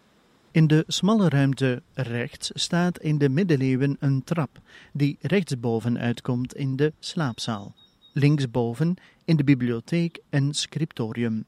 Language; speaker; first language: Dutch; native; Dutch